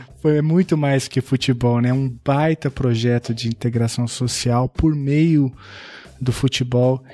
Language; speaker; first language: Portuguese; native; Portuguese